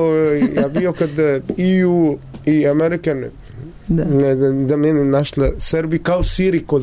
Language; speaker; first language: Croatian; non-native, learner; Arabic